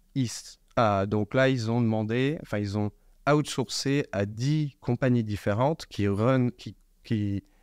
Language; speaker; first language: French; native; French